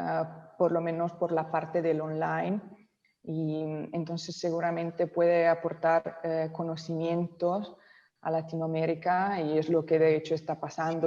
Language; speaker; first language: Spanish; non-native, local second language; Italian